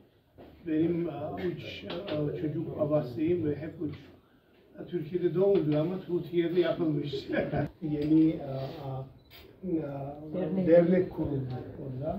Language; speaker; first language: Turkish; non-native, learner; Georgian